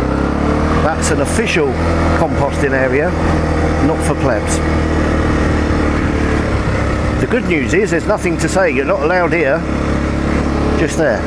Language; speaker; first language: English; native; English